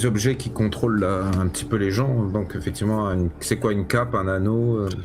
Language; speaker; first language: French; native; French